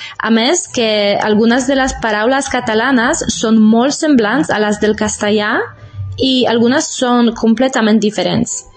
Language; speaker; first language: Catalan; non-native, fluent; Polish